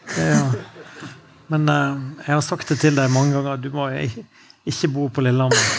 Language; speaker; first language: Norwegian; native; Norwegian